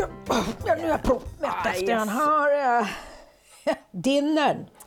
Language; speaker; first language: Swedish; native; Swedish